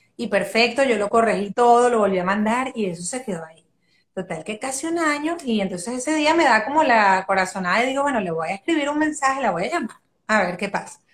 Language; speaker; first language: Spanish; native; Spanish